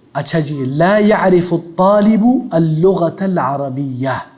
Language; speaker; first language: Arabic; non-native, fluent; Urdu